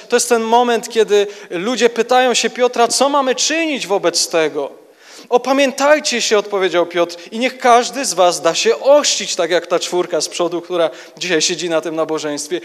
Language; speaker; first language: Polish; native; Polish